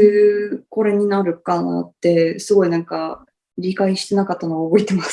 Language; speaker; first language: Japanese; non-native, fluent; Russian